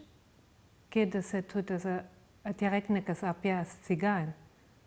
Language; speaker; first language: Hungarian; non-native, fluent; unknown